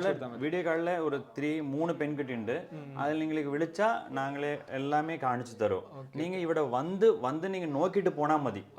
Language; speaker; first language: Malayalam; non-native, local second language; Tamil